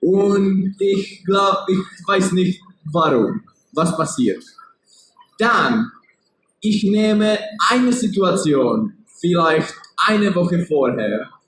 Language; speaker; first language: German; non-native, learner; Czech